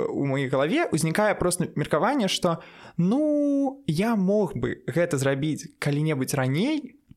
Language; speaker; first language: Belarusian; non-native, local second language; Russian